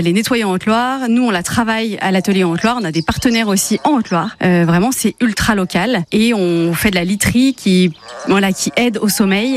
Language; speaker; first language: French; native; French